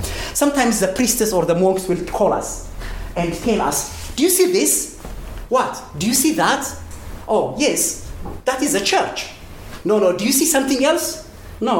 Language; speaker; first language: English; non-native, fluent; Amharic